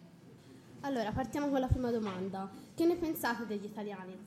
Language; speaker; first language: Italian; native; Italian